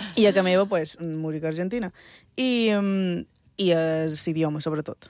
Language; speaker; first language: Catalan; early bilingual, other home language; Spanish